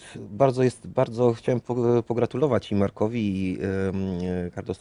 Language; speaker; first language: Polish; native; Polish